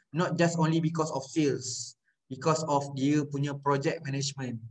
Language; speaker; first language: English; non-native, local second language; Malay